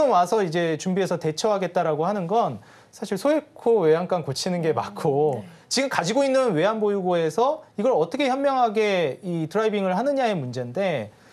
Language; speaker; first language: Korean; native; Korean